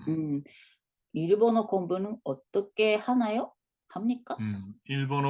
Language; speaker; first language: Korean; non-native, learner; Japanese